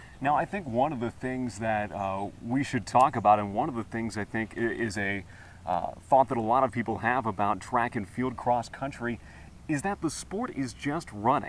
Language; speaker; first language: English; native; English